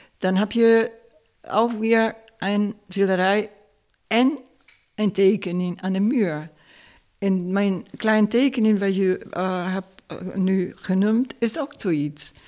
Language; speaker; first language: Dutch; non-native, fluent; Spanish